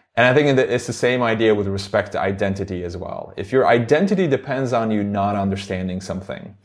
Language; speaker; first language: English; non-native, fluent; Turkish